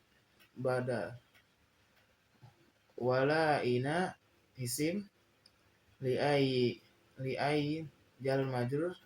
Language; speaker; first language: Arabic; non-native, learner; Indonesian